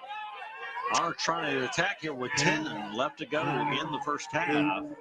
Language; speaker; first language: English; native; English